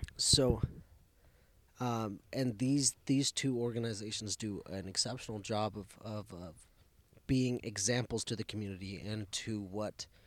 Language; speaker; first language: English; early bilingual, other home language; Spanish